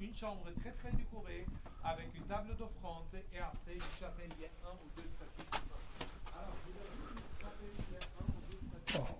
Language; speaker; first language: French; non-native, fluent; Arabic